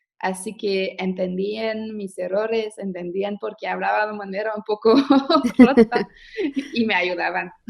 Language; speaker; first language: Spanish; non-native, fluent; French